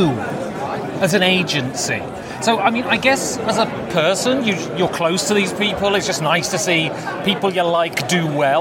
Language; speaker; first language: English; native; English